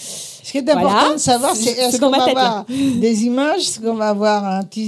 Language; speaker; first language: French; native; French